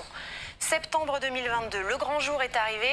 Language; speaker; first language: French; native; French